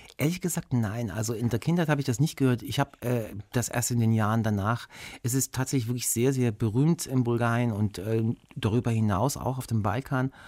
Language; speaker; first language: German; early bilingual, other home language; Bulgarian